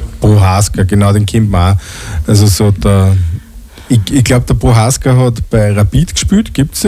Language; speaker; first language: German; native; German